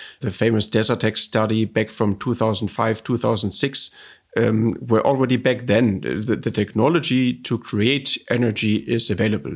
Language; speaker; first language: English; non-native, fluent; German